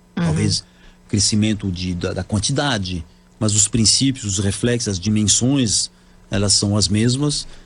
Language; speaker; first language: Portuguese; non-native, fluent; French